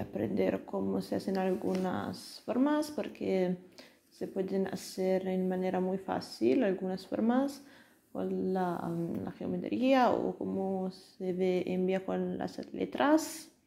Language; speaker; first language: Spanish; non-native, learner; Italian